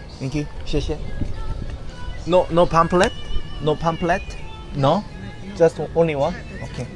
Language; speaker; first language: English; non-native, learner; Korean